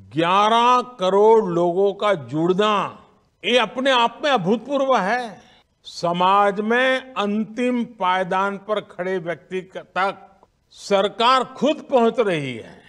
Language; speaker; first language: Hindi; non-native, local second language; Gujarati